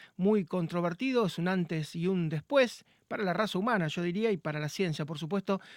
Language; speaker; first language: Spanish; native; Spanish